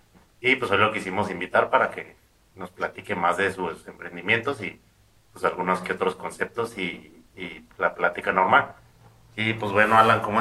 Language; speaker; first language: Spanish; native; Spanish